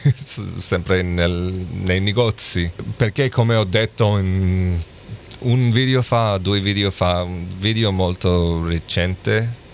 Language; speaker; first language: Italian; non-native, learner; English